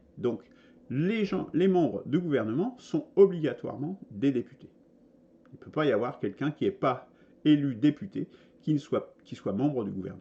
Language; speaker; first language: French; native; French